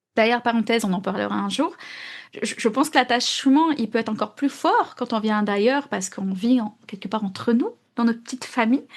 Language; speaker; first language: French; non-native, local second language; Arabic